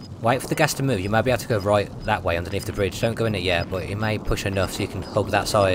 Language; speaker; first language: English; native; English